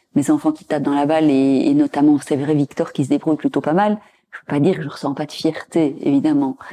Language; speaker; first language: French; native; French